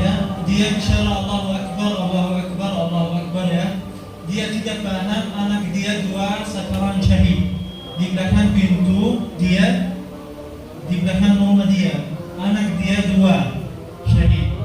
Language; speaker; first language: Indonesian; non-native, learner; Arabic